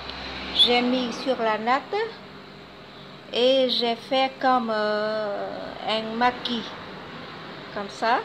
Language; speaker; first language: French; non-native, fluent; Vietnamese